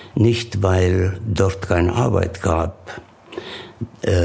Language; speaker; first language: German; non-native, fluent; Italian